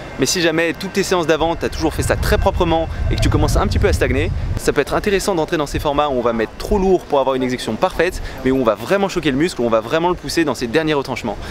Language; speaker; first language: French; native; French